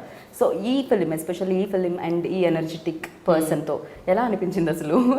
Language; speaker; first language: Telugu; native; Telugu